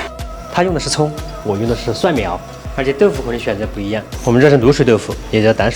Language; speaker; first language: Chinese; native; Chinese